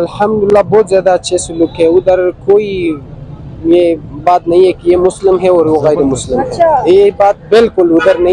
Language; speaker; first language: Hindi; non-native, local second language; Pashto